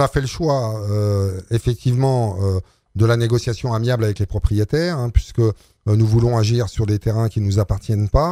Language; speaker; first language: French; native; French